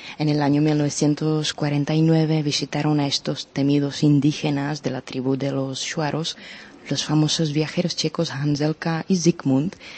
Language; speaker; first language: Spanish; non-native, fluent; Czech